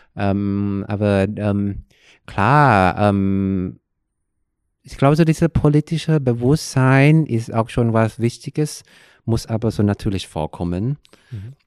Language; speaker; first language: German; non-native, fluent; Thai